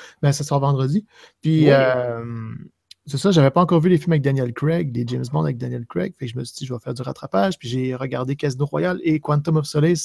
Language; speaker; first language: French; native; French